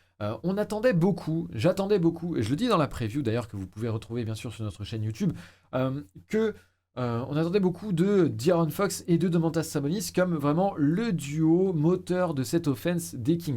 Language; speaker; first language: French; native; French